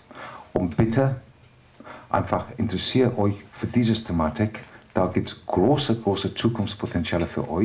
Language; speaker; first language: German; non-native, fluent; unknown